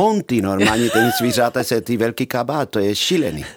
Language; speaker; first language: Czech; non-native, fluent; Spanish